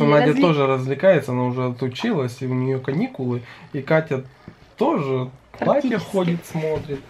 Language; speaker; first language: Russian; native; Russian